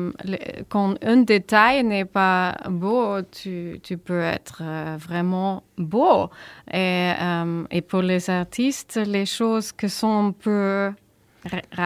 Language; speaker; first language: French; non-native, learner; German